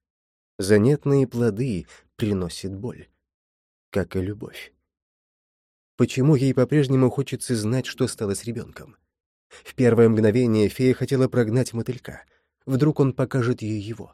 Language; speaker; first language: Russian; native; Russian